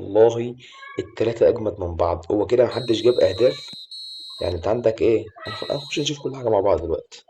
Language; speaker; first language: Arabic; native; Arabic